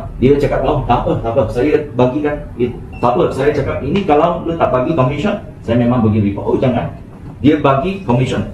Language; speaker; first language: Malay; non-native, local second language; Chinese